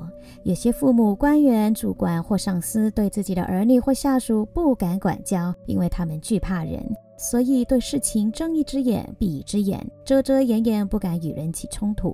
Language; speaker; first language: Chinese; native; Chinese